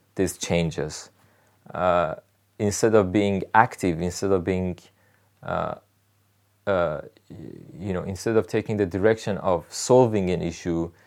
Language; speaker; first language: English; non-native, fluent; Persian